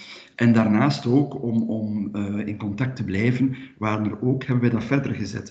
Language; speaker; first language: Dutch; native; Dutch